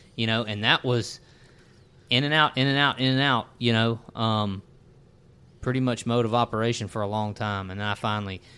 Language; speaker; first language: English; native; English